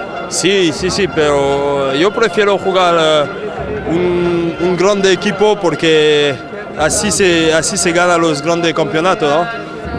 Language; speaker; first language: Spanish; non-native, fluent; French